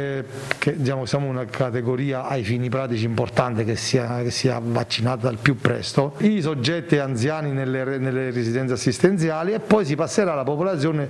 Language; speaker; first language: Italian; native; Italian